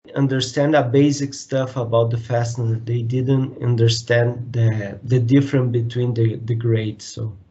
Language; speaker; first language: English; non-native, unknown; Portuguese